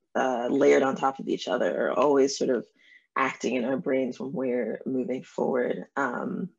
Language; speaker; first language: English; native; English